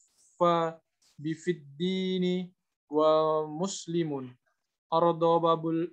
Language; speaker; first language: Arabic; non-native, learner; Indonesian